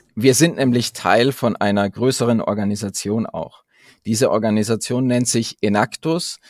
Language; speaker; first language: German; native; German